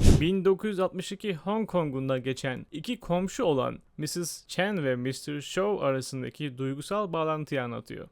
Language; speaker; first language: Turkish; native; Turkish